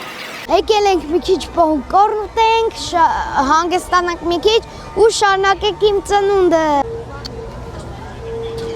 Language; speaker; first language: Armenian; early bilingual, heritage; Armenian